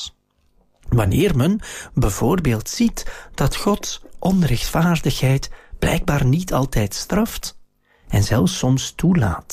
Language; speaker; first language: Dutch; native; Dutch